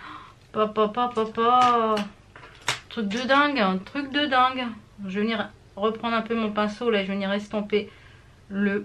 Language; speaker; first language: French; native; French